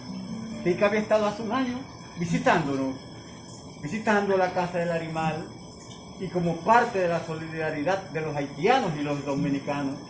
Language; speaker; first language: Spanish; native; Spanish